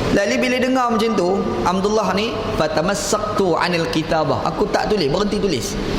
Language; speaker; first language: Malay; native; Malay